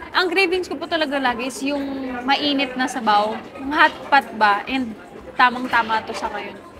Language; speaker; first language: Filipino; native; Filipino